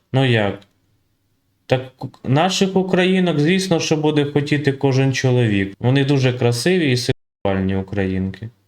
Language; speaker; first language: Ukrainian; native; Ukrainian